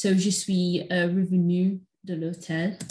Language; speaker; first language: French; non-native, fluent; English